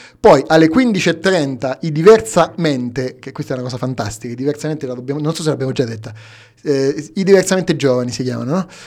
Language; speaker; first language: Italian; native; Italian